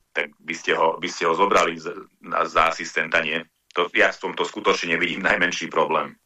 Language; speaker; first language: Slovak; non-native, local second language; Hungarian